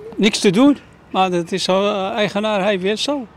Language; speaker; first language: Dutch; non-native, learner; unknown